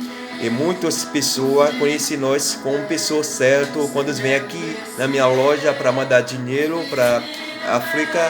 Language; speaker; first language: Portuguese; non-native, learner; Haitian Creole